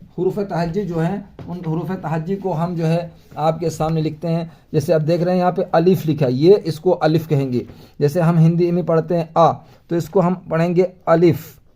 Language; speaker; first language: Hindi; native; Hindi